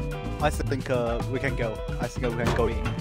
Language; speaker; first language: English; non-native, learner; Chinese